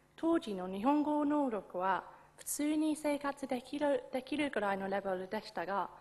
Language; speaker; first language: Japanese; non-native, fluent; English